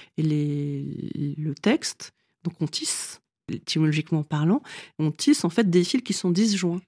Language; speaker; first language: French; early bilingual, other home language; Vietnamese